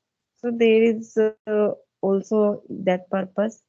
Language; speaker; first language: English; non-native, fluent; Hindi